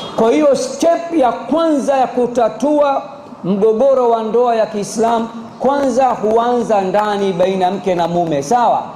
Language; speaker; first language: Swahili; native; Swahili